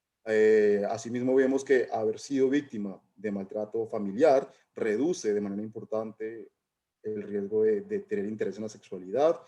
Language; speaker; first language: Spanish; native; Spanish